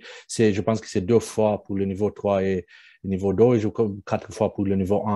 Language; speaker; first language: French; non-native, fluent; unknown